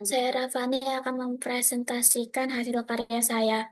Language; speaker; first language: Indonesian; native; Indonesian